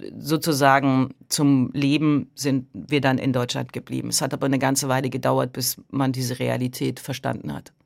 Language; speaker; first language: German; early bilingual, heritage; Persian